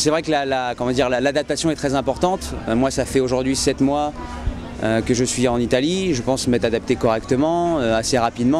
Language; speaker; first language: French; native; French